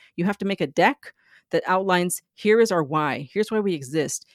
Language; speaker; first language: English; native; English